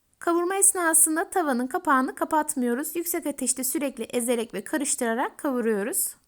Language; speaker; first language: Turkish; native; Turkish